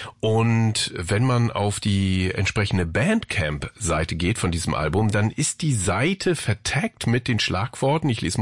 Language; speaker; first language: German; native; German